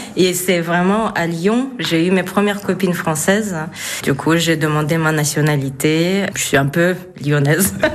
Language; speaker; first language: French; non-native, fluent; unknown